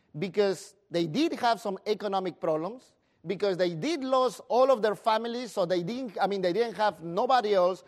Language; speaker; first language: English; non-native, fluent; Spanish